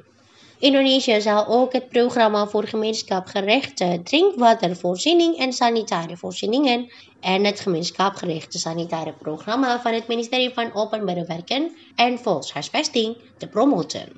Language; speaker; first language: Dutch; non-native, local second language; Indonesian